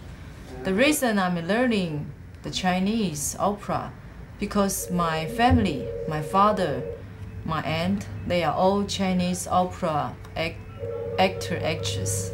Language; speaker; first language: English; non-native, learner; Chinese